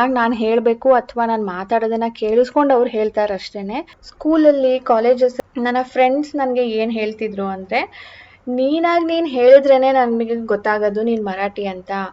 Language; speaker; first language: Kannada; non-native, local second language; Marathi